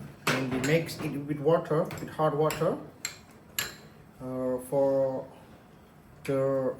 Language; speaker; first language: English; non-native, learner; Khmer